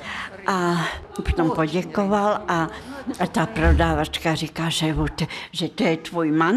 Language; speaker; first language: Czech; non-native, fluent; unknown